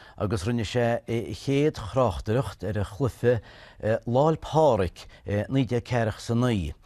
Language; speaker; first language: Irish; native; Irish